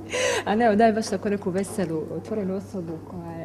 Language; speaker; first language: Bosnian; native; Bosnian